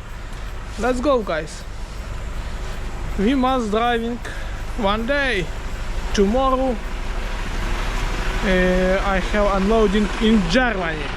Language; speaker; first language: English; non-native, learner; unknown